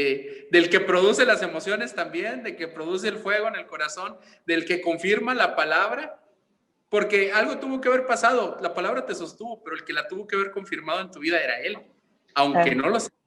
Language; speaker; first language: Spanish; native; Spanish